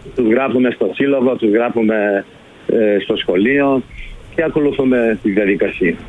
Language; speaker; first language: Greek; early bilingual, heritage; Greek